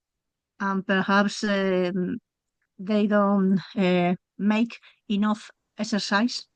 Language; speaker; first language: English; non-native, learner; Spanish